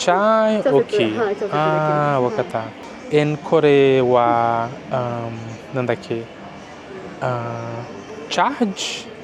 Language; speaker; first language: Japanese; non-native, learner; Portuguese